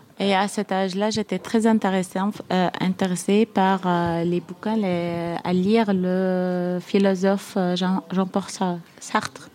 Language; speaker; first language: French; non-native, fluent; Arabic